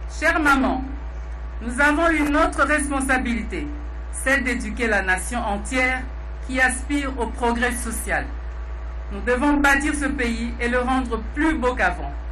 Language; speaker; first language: French; non-native, local second language; Lingala